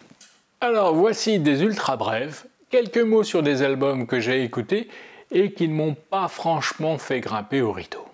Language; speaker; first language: French; native; French